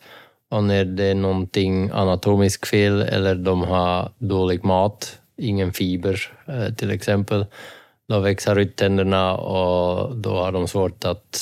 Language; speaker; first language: Swedish; non-native, fluent; Dutch